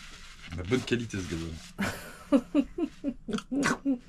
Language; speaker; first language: French; native; French